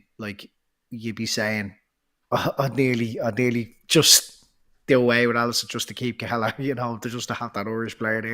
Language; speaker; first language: English; native; English